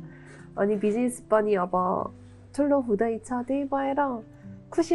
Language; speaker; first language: Nepali; non-native, learner; Korean